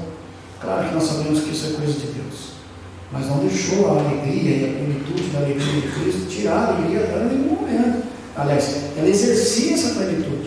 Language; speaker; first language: Portuguese; native; Portuguese